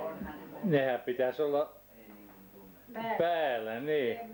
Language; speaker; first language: Finnish; native; Finnish